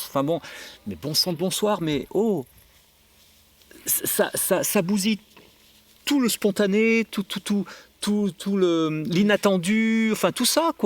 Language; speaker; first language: French; native; French